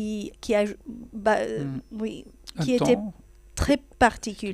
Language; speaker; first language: French; non-native, fluent; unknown